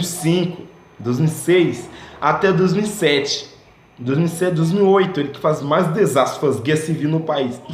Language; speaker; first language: Portuguese; non-native, fluent; Haitian Creole